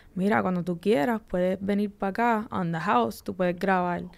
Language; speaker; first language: Spanish; early bilingual, heritage; Spanish